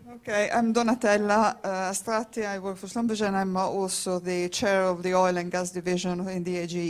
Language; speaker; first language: English; non-native, fluent; Italian